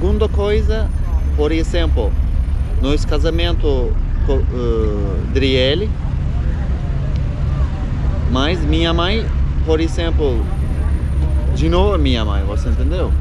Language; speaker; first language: Portuguese; non-native, learner; Turkish